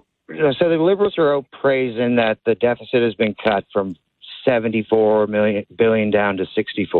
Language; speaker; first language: English; native; English